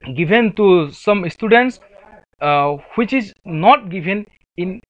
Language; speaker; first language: English; non-native, local second language; Assamese